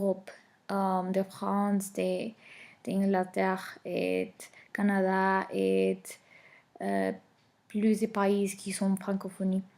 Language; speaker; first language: French; non-native, learner; Spanish